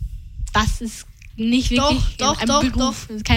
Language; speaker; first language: German; native; German